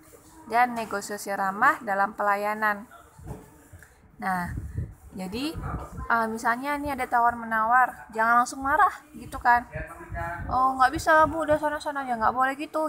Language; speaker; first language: Indonesian; native; Indonesian